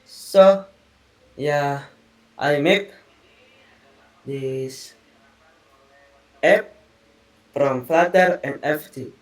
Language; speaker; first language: English; non-native, learner; Indonesian